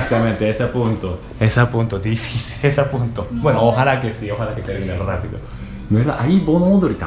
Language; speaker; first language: Spanish; non-native, learner; Japanese